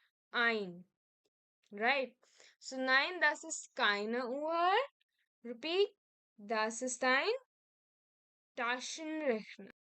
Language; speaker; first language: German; non-native, fluent; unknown